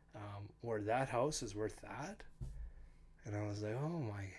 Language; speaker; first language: English; native; English